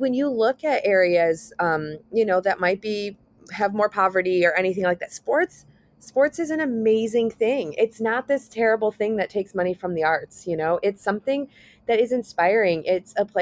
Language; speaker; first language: English; native; English